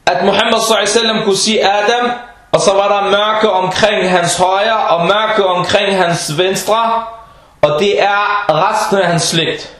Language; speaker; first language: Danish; non-native, fluent; Arabic